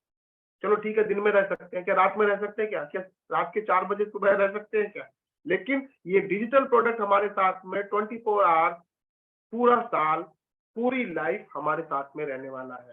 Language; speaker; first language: Hindi; native; Hindi